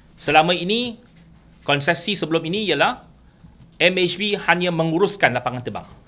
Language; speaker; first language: Malay; non-native, local second language; Chinese